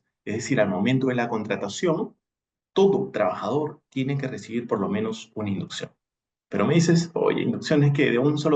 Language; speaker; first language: Spanish; native; Spanish